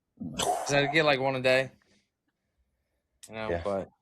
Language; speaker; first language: English; native; English